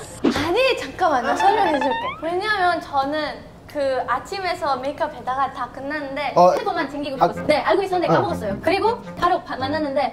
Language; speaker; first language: Korean; non-native, fluent; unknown